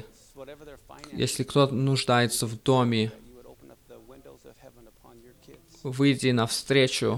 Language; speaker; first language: Russian; early bilingual, heritage; Russian